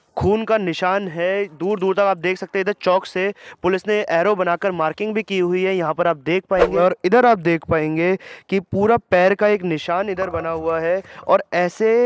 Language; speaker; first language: Hindi; native; Hindi